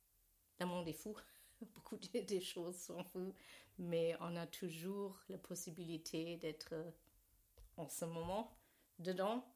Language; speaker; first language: French; non-native, learner; German